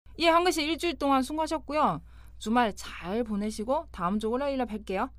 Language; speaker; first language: Korean; non-native, fluent; Chinese